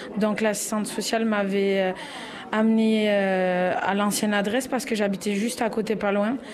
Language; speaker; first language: French; native; French